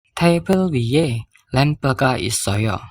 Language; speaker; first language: Korean; non-native, fluent; Indonesian